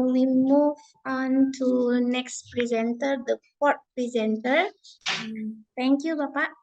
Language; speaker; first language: English; non-native, fluent; Indonesian